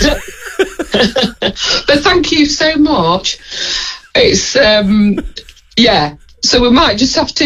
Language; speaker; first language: English; native; English